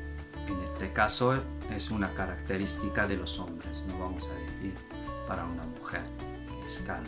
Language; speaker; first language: Spanish; non-native, fluent; Arabic